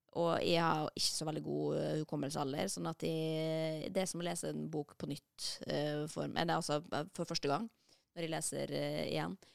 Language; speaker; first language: Norwegian; native; Norwegian